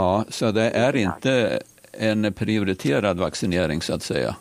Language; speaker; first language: Swedish; native; Swedish